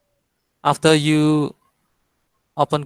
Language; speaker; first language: English; non-native, fluent; Indonesian